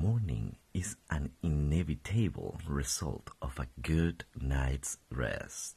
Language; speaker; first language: English; non-native, fluent; Spanish